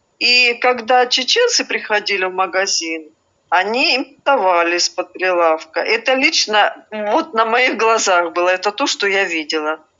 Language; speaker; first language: Russian; native; Russian